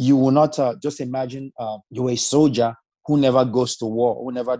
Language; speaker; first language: English; non-native, local second language; Igbo